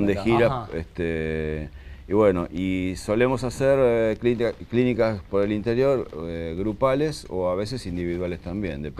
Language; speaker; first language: Spanish; native; Spanish